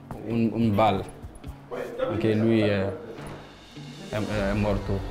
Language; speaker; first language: Italian; non-native, learner; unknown